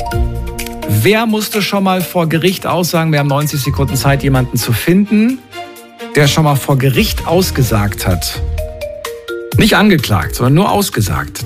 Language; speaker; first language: German; native; German